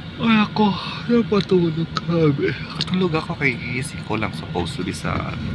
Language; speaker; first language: Filipino; native; Filipino